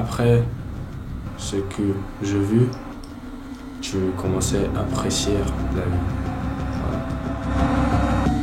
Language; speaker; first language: French; non-native, learner; Ukrainian